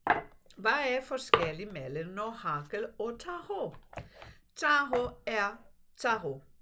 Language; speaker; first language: Danish; non-native, fluent; Portuguese